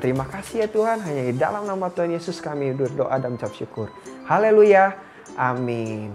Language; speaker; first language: Indonesian; native; Indonesian